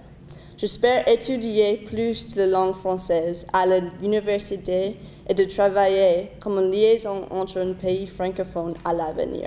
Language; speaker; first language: French; non-native, learner; English